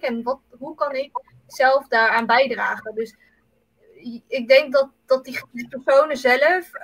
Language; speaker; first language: Dutch; early bilingual, other home language; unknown